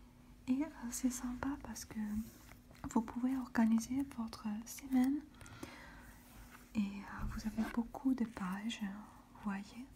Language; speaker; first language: French; non-native, fluent; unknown